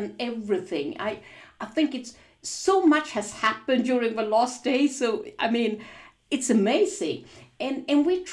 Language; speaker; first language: English; non-native, fluent; Swedish